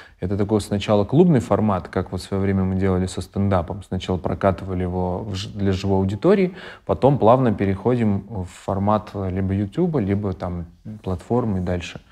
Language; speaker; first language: Russian; native; Russian